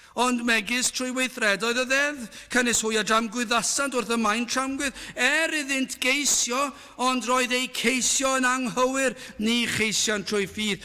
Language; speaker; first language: Welsh; native; Welsh